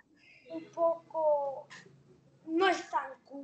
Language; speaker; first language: Spanish; early bilingual, heritage; Spanish